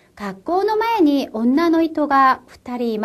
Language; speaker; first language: Japanese; non-native, fluent; Korean